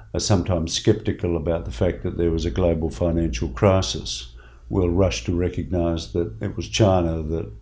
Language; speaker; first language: English; native; English